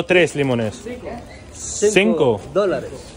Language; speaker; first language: Spanish; non-native, learner; Hindi